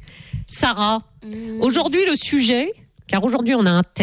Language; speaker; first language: French; native; French